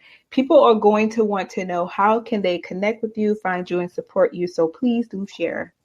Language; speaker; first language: English; native; English